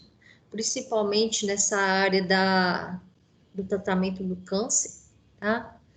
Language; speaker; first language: Portuguese; native; Portuguese